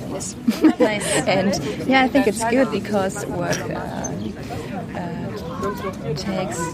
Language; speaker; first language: English; non-native, learner; German